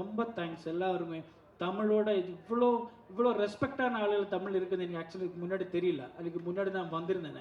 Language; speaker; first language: Tamil; non-native, learner; Malayalam